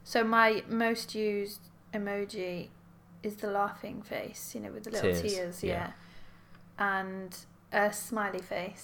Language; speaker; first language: English; native; English